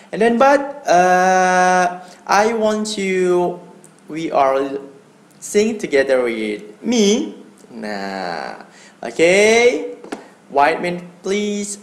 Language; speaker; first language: English; non-native, learner; Indonesian